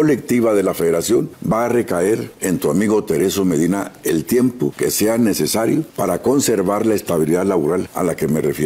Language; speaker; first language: Spanish; native; Spanish